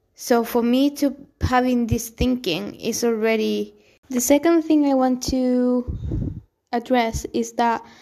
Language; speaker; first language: English; non-native, fluent; Spanish